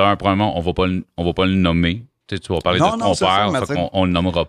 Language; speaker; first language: French; native; French